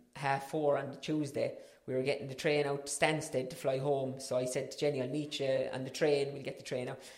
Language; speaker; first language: English; native; English